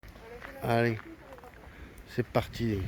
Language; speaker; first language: French; native; French